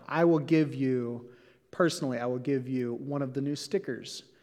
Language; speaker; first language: English; native; English